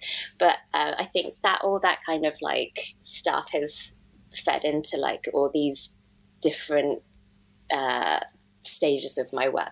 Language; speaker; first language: English; native; English